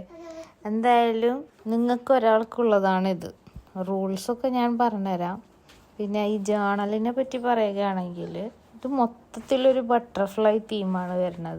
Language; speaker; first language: Malayalam; native; Malayalam